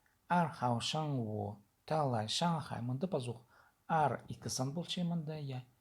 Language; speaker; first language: Chinese; non-native, learner; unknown